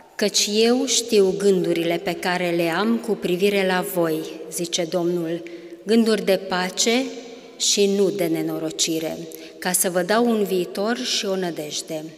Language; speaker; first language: Romanian; non-native, local second language; Hungarian